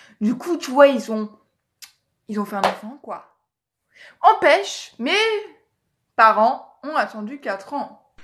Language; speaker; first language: French; native; French